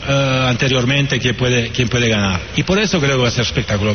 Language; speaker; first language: Spanish; non-native, fluent; Italian